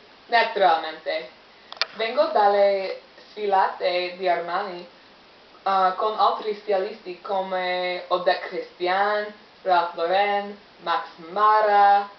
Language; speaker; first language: Italian; non-native, learner; English